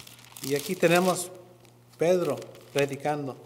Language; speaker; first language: Spanish; non-native, learner; English